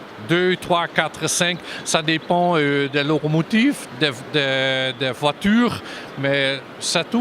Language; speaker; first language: French; non-native, learner; German